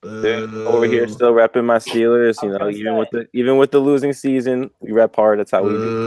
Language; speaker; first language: English; native; English